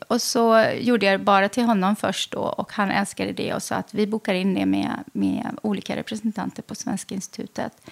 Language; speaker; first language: Swedish; early bilingual, other home language; Arabic